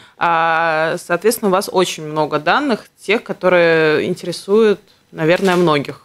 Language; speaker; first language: Russian; native; Russian